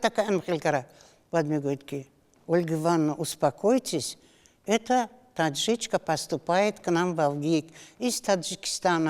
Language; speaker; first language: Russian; non-native, local second language; Tajik